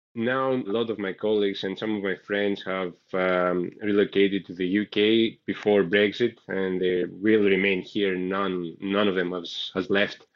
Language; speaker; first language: English; non-native, fluent; Greek